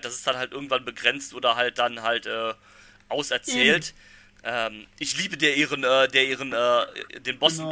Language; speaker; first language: German; native; German